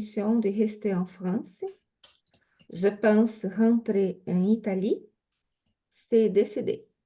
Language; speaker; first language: French; non-native, learner; Portuguese